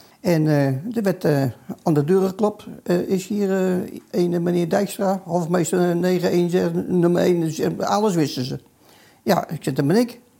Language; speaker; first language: Dutch; native; Dutch